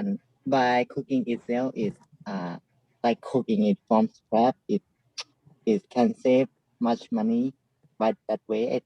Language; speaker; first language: English; non-native, learner; Thai